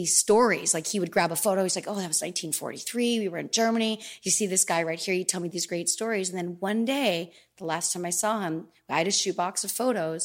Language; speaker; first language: English; native; English